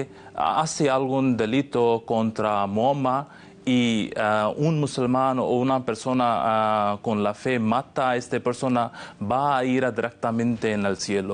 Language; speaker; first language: Spanish; non-native, fluent; Urdu